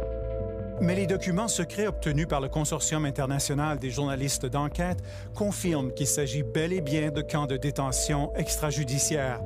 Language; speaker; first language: French; native; French